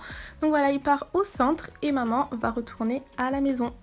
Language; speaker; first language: French; native; French